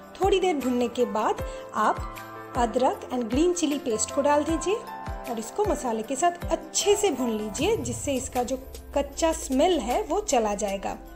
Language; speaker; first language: Hindi; non-native, local second language; Bangla